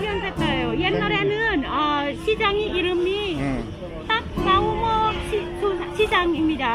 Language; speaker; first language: Korean; non-native, learner; Thai